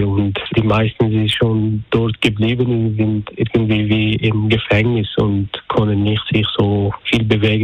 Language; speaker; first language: German; non-native, learner; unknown